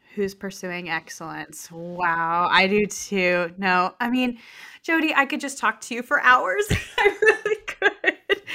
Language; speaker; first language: English; native; English